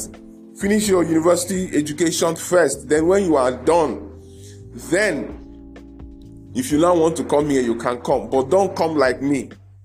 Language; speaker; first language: English; non-native, local second language; Igbo